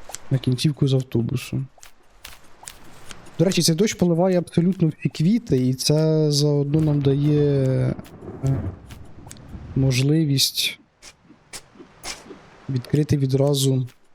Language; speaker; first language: Ukrainian; native; Ukrainian